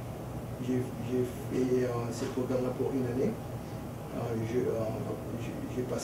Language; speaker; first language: French; early bilingual, other home language; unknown